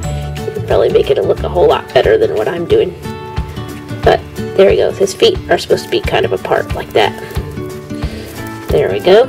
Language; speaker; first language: English; native; English